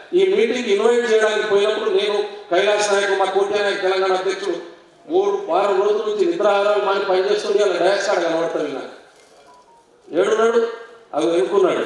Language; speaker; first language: Telugu; non-native, local second language; Lambadi